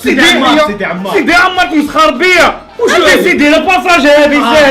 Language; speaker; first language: Arabic; native; Arabic